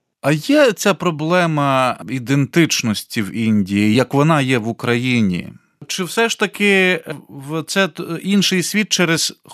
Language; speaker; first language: Ukrainian; native; Ukrainian